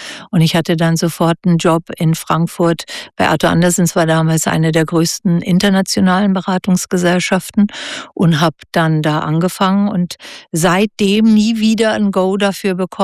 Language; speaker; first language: German; native; German